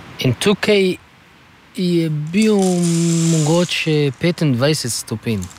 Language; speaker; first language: Slovenian; non-native, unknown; Arabic